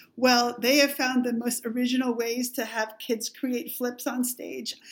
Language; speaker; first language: English; non-native, fluent; Spanish